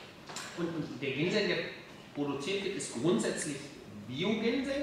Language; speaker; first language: German; native; German